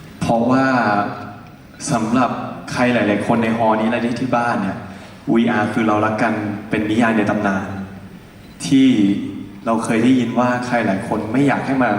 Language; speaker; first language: Thai; native; Thai